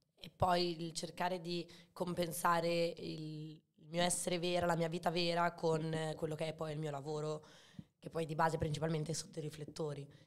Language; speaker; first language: Italian; early bilingual, other home language; Arabic